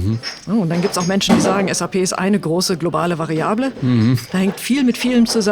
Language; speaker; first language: German; native; German